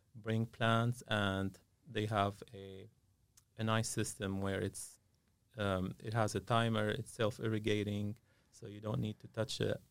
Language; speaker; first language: English; non-native, fluent; Arabic